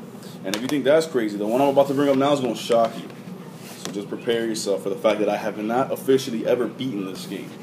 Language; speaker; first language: English; native; English